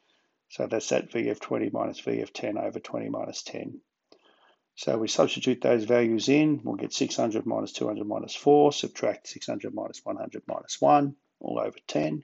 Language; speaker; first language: English; native; English